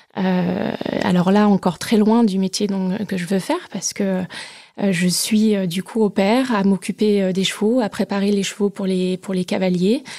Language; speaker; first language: French; native; French